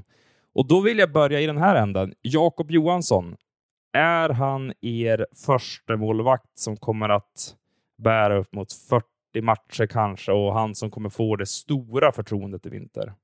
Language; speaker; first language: Swedish; native; Swedish